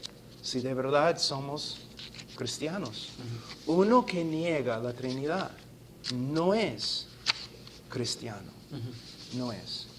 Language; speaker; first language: Spanish; non-native, fluent; English